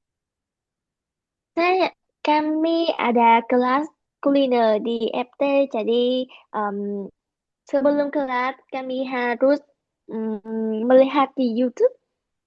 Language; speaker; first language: Indonesian; non-native, learner; Vietnamese